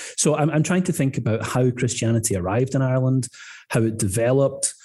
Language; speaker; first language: English; native; English